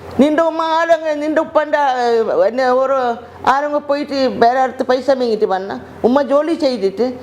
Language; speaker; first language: Malayalam; non-native, learner; Hindi